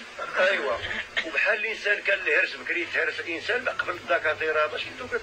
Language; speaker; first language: Arabic; native; Arabic